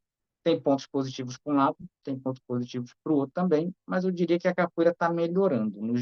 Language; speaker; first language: Portuguese; native; Portuguese